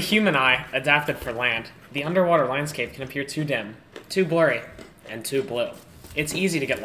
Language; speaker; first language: English; native; English